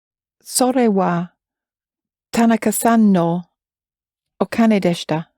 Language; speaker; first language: Japanese; non-native, learner; English